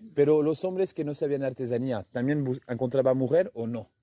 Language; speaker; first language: Spanish; non-native, learner; French